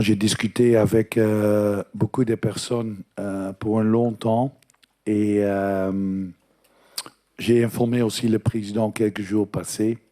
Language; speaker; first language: French; non-native, fluent; Dutch